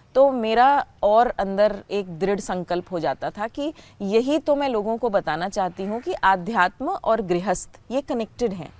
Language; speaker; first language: Hindi; native; Hindi